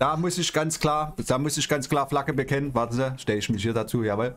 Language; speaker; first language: German; native; German